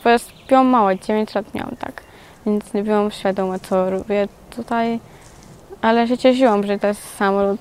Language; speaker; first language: Polish; early bilingual, other home language; Georgian